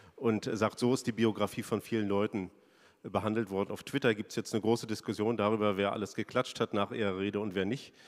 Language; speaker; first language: German; native; German